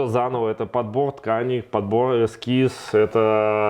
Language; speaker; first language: Russian; native; Russian